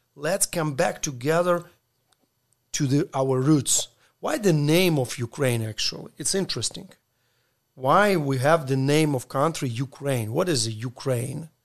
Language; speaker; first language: English; non-native, learner; Ukrainian